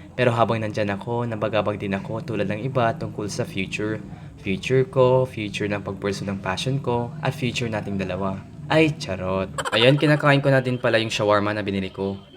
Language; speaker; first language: Filipino; non-native, local second language; Pangasinan